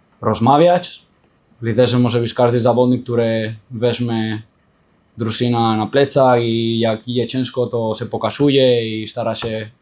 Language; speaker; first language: Polish; non-native, fluent; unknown